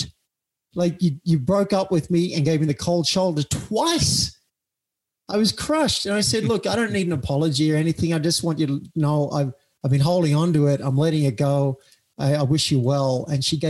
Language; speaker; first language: English; native; English